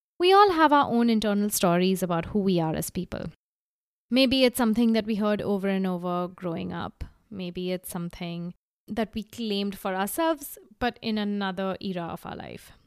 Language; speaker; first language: English; non-native, local second language; Gujarati